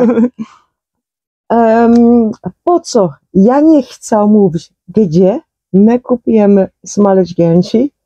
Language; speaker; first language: Polish; non-native, learner; Dutch